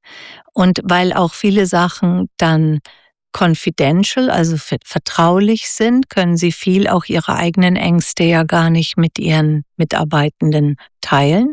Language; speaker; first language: German; native; German